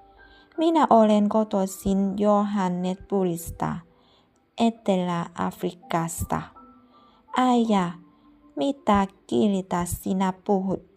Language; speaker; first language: Finnish; non-native, learner; Vietnamese